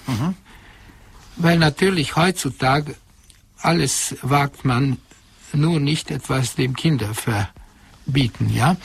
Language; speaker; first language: German; non-native, fluent; Hungarian